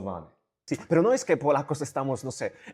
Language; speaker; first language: Spanish; non-native, fluent; Polish